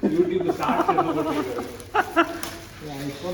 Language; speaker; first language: Hindi; non-native, local second language; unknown